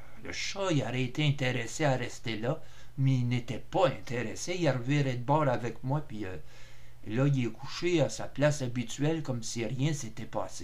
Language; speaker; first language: French; native; French